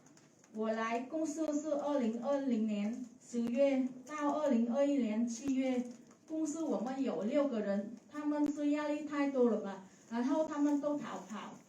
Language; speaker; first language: Chinese; non-native, learner; Vietnamese